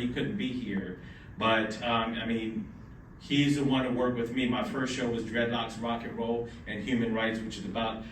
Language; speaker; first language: English; native; English